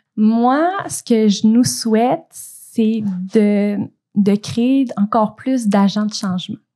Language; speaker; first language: French; native; French